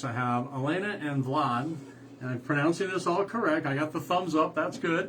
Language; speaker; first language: English; native; English